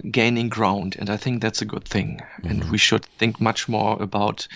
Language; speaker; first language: English; non-native, fluent; German